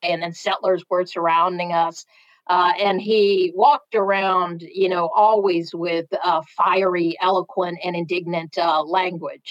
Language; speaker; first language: English; native; English